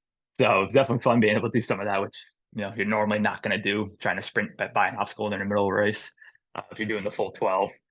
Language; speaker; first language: English; native; English